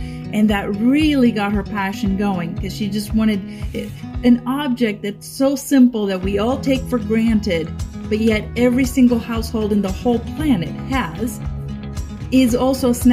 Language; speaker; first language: English; non-native, fluent; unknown